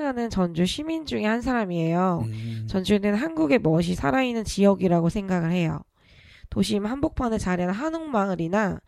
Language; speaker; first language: Korean; native; Korean